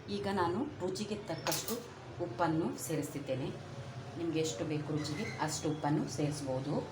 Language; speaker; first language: Kannada; non-native, local second language; Tulu